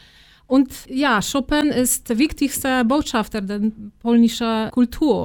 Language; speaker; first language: German; non-native, fluent; Polish